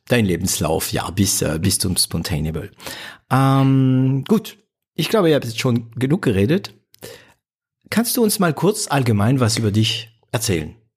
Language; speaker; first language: German; non-native, fluent; French